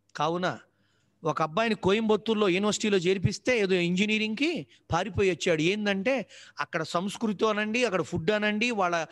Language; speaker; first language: Telugu; native; Telugu